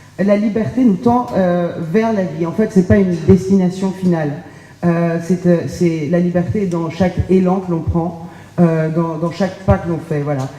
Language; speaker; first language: French; early bilingual, other home language; Persian